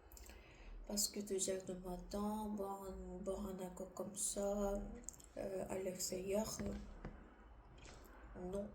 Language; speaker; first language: French; non-native, learner; Korean